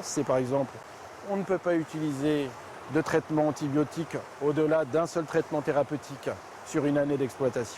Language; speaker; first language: French; native; French